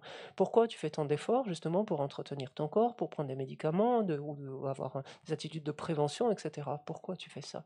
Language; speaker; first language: French; native; French